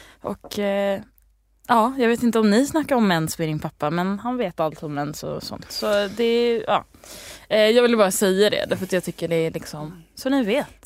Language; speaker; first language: Swedish; early bilingual, heritage; Swedish